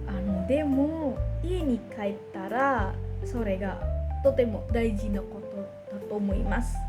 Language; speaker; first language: Japanese; non-native, learner; Indonesian